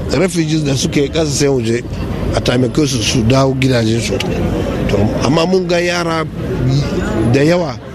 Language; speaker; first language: Hausa; non-native, local second language; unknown